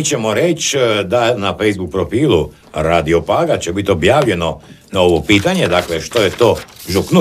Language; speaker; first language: Croatian; native; Croatian